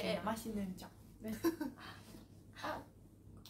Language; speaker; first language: Korean; non-native, learner; Japanese